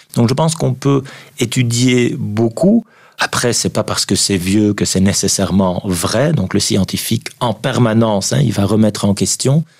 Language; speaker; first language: French; native; French